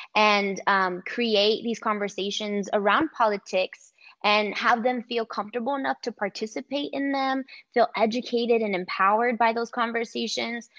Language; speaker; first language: English; early bilingual, other home language; Spanish